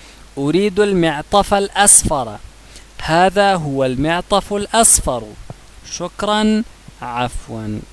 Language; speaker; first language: Arabic; non-native, fluent; Pashto